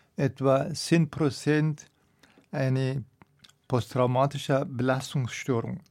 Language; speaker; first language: German; non-native, fluent; Persian